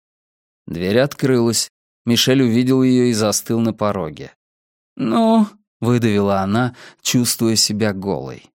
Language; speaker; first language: Russian; native; Russian